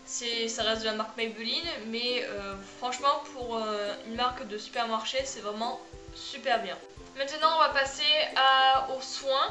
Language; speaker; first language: French; native; French